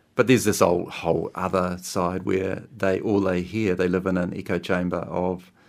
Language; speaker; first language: English; native; English